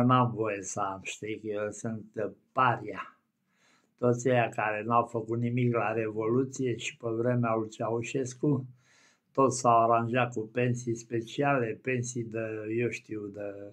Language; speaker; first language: Romanian; native; Romanian